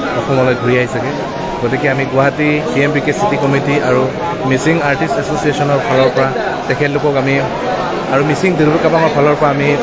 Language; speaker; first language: Assamese; non-native, local second language; Mising